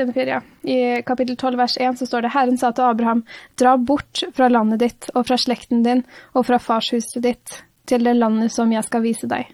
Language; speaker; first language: Norwegian; native; Norwegian